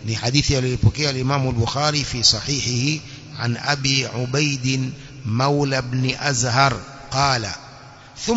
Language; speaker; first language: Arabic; non-native, fluent; Swahili